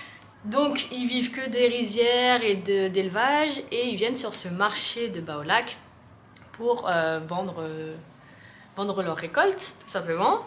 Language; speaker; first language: French; native; French